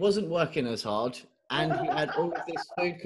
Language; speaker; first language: English; native; English